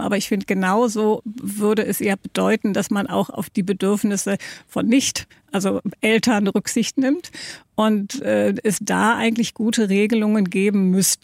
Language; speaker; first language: German; native; German